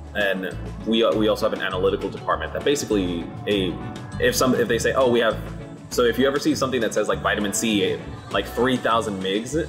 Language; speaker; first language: English; native; English